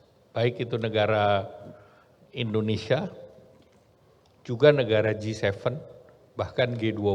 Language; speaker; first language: Indonesian; native; Indonesian